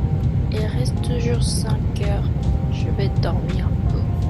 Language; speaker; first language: French; non-native, fluent; Korean